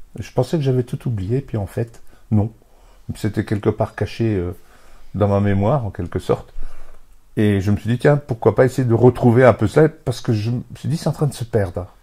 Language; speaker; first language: French; native; French